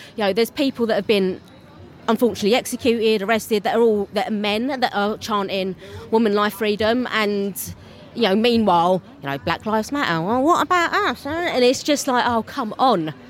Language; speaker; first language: English; native; English